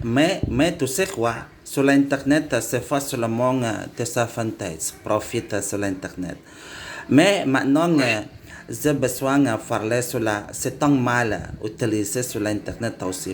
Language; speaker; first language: French; non-native, learner; Indonesian